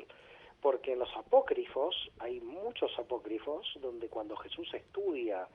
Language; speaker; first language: Spanish; native; Spanish